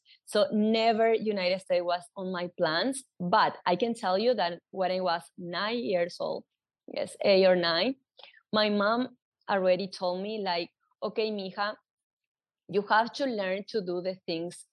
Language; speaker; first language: English; non-native, fluent; Spanish